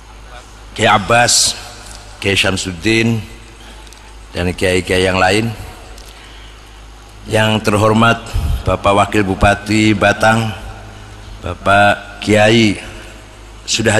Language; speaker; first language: Indonesian; native; Indonesian